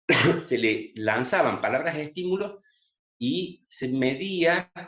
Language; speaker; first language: Spanish; native; Spanish